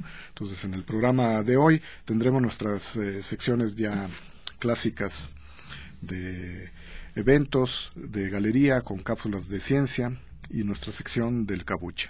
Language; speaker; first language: Spanish; native; Spanish